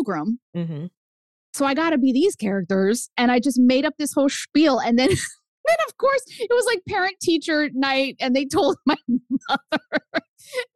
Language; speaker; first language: English; early bilingual, other home language; Spanish